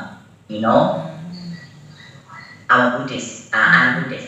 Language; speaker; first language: English; non-native, learner; Burmese